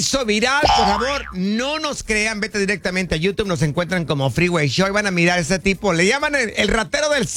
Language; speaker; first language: Spanish; early bilingual, heritage; Spanish